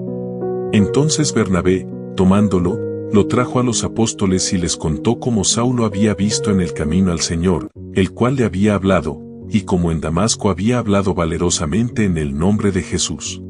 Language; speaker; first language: Spanish; native; Spanish